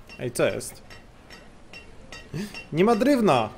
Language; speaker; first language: Polish; native; Polish